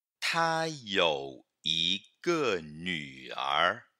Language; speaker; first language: Chinese; non-native, fluent; Portuguese